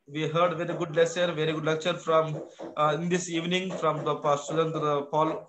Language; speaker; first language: English; non-native, local second language; Kannada